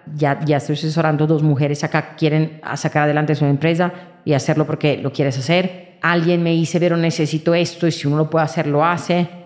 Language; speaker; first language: Spanish; non-native, fluent; Italian